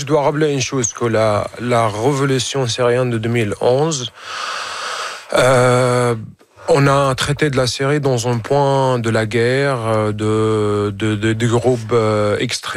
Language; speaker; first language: French; non-native, fluent; Arabic